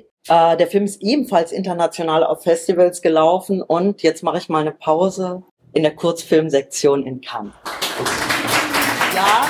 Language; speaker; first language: German; native; German